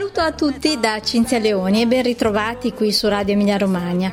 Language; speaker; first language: Italian; native; Italian